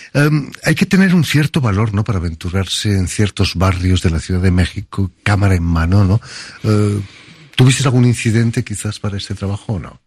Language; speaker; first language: Spanish; native; Spanish